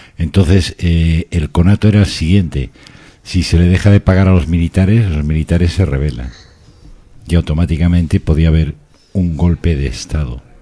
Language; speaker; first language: Spanish; native; Spanish